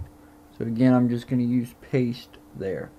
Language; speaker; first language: English; native; English